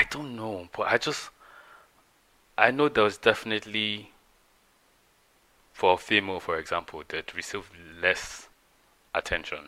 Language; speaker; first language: English; non-native, local second language; Yoruba